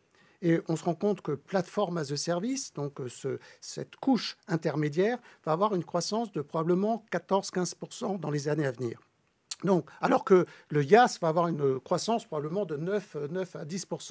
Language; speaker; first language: French; native; French